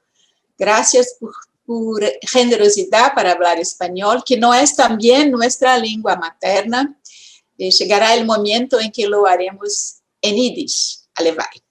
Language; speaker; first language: Spanish; non-native, fluent; Portuguese